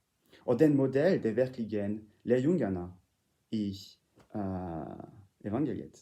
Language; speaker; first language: Swedish; non-native, fluent; French